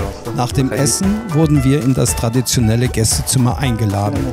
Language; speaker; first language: German; native; German